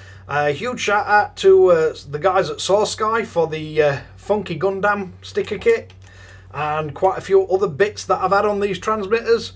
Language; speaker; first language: English; native; English